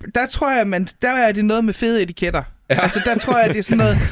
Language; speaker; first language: Danish; native; Danish